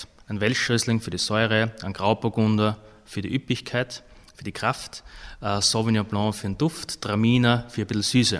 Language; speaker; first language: German; native; German